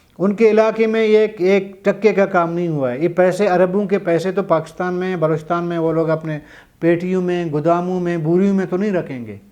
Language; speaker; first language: Urdu; non-native, local second language; Baluchi